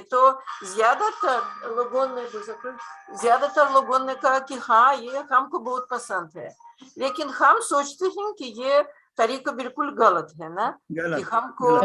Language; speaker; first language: Hindi; non-native, fluent; Russian